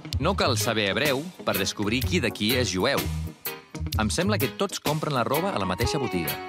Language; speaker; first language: Catalan; non-native, fluent; Icelandic